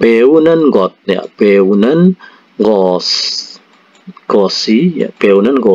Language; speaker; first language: Korean; non-native, fluent; Indonesian